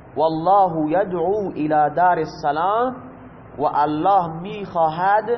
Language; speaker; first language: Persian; non-native, local second language; Baluchi